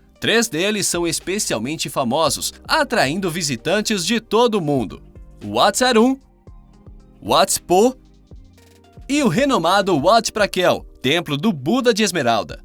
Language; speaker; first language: Portuguese; native; Portuguese